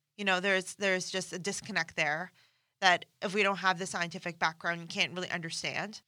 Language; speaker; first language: English; non-native, fluent; Persian